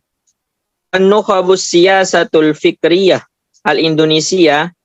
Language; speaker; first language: Arabic; non-native, learner; Indonesian